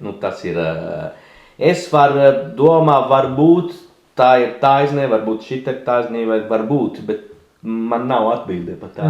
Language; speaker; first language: Latvian; non-native, learner; Italian